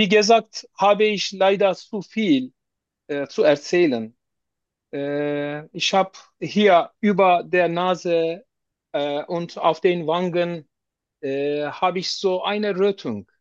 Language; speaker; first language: German; non-native, learner; Turkish